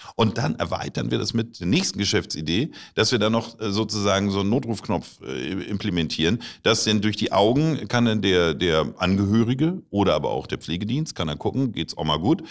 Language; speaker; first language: German; native; German